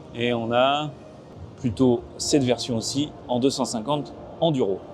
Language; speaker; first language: French; native; French